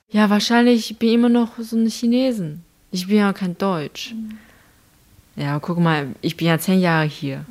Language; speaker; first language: German; non-native, learner; Chinese